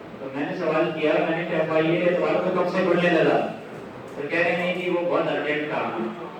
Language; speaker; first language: Urdu; native; Urdu